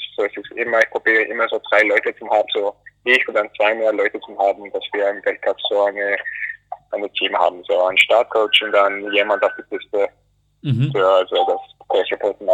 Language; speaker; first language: German; non-native, fluent; English